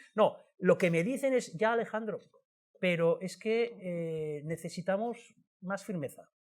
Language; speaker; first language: Spanish; native; Spanish